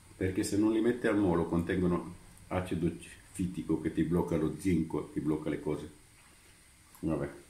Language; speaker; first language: Italian; non-native, fluent; Romanian